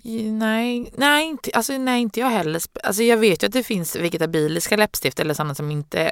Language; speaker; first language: Swedish; native; Swedish